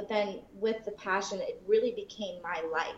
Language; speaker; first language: English; native; English